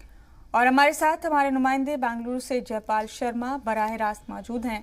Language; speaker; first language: Hindi; native; Hindi